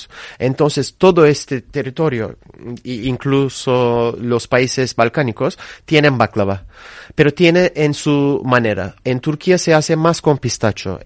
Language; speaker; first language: Spanish; non-native, fluent; Turkish